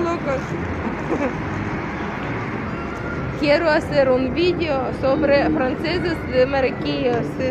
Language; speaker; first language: Spanish; non-native, learner; Russian